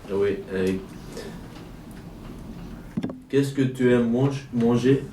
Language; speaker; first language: French; non-native, learner; Kurdish